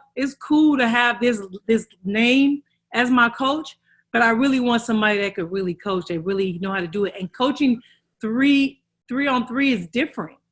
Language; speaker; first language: English; native; English